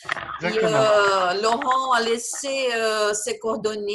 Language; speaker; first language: French; non-native, fluent; Portuguese